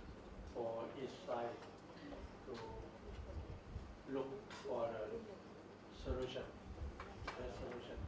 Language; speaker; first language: English; non-native, learner; Thai